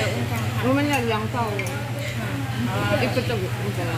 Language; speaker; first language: Chinese; non-native, learner; Filipino